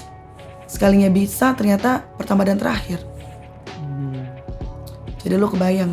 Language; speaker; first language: Indonesian; native; Indonesian